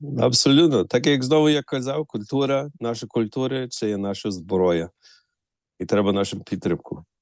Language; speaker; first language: Ukrainian; early bilingual, heritage; Ukrainian